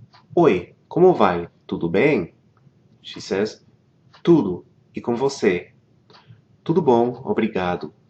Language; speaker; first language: Portuguese; non-native, fluent; English